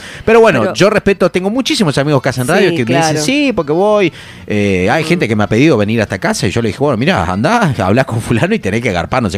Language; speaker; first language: Spanish; native; Spanish